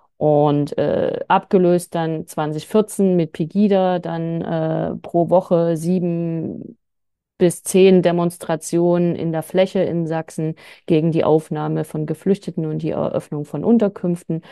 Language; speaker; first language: German; native; German